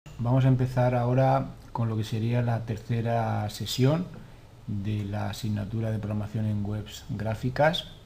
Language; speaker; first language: Spanish; native; Spanish